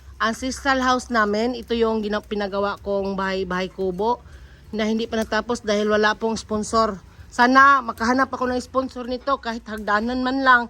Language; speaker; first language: Filipino; non-native, local second language; Cebuano